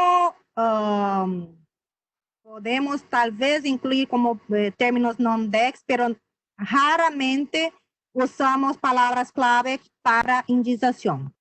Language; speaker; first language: Spanish; non-native, fluent; Portuguese